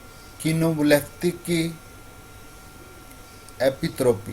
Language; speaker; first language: Greek; non-native, learner; Urdu